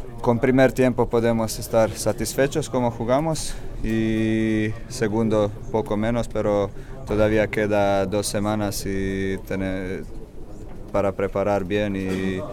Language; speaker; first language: Spanish; non-native, fluent; Croatian